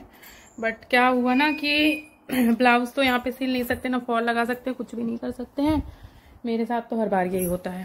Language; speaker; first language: Hindi; native; Hindi